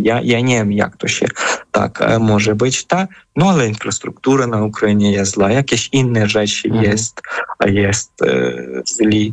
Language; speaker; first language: Polish; non-native, fluent; Ukrainian